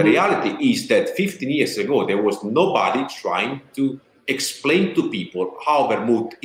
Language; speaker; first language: English; non-native, fluent; Italian